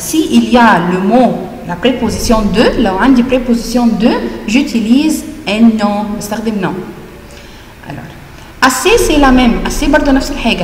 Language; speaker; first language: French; non-native, fluent; Arabic